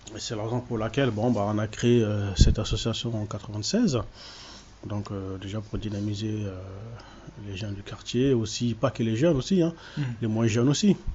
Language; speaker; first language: French; early bilingual, other home language; Soninke